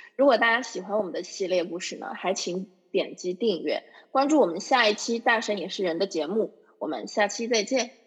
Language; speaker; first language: Chinese; native; Chinese